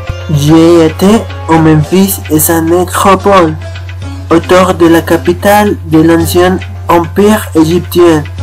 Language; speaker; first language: French; non-native, learner; Spanish